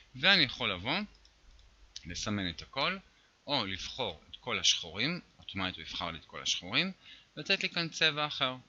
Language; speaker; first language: Hebrew; native; Hebrew